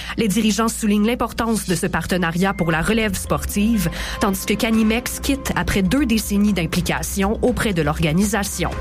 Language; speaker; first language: French; native; French